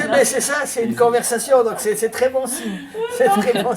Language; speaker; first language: French; native; French